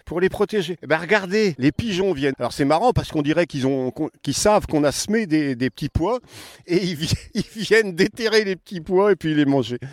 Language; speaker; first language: French; native; French